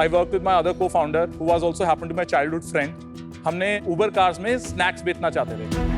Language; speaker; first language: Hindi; non-native, local second language; Punjabi